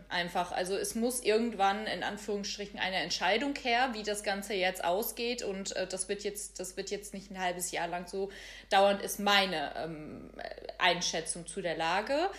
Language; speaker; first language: German; native; German